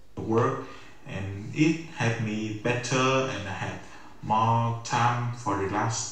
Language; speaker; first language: English; non-native, learner; Vietnamese